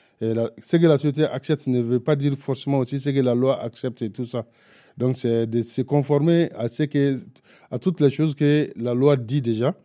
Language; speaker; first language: French; non-native, local second language; Bambara